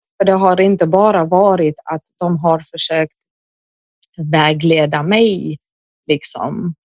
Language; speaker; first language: Swedish; early bilingual, other home language; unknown